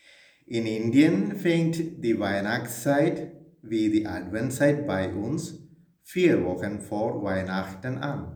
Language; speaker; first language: German; non-native, fluent; Malayalam